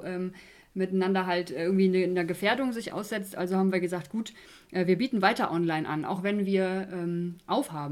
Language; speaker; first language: German; native; German